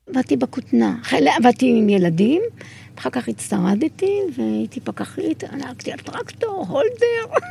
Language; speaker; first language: Hebrew; early bilingual, other home language; Arabic